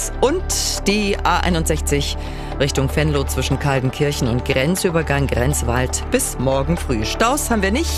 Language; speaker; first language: German; native; German